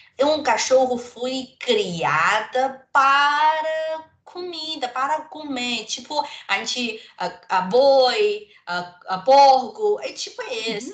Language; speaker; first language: Portuguese; non-native, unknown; Chinese